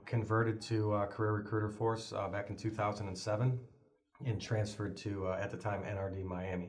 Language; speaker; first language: English; native; English